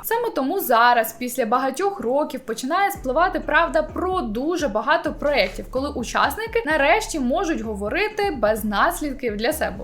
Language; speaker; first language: Ukrainian; native; Ukrainian